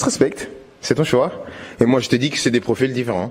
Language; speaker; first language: French; native; French